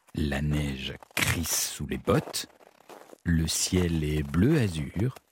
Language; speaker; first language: French; native; French